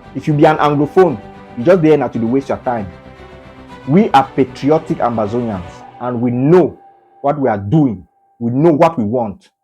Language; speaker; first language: Nigerian Pidgin; native; Nigerian Pidgin